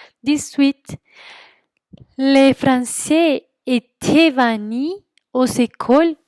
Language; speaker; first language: French; non-native, fluent; Spanish